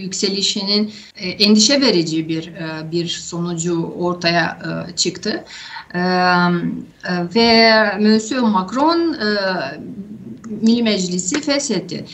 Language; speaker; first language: Turkish; non-native, fluent; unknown